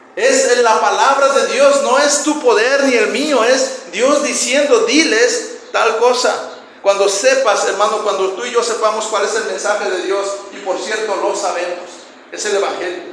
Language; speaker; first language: Spanish; native; Spanish